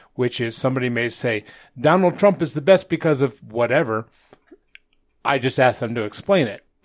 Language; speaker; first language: English; native; English